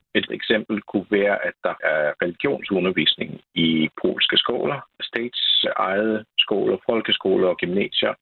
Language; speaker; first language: Danish; non-native, fluent; Polish